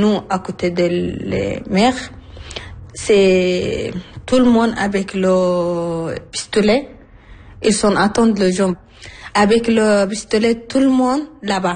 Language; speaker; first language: French; non-native, learner; Arabic